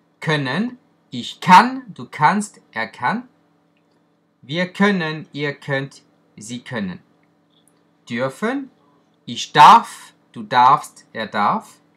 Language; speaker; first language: German; non-native, fluent; French